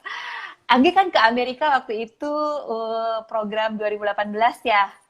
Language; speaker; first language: Indonesian; native; Indonesian